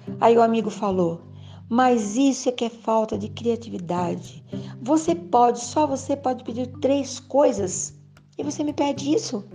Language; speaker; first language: Portuguese; native; Portuguese